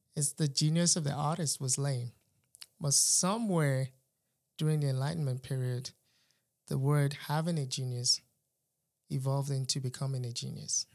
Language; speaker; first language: English; non-native, local second language; Yoruba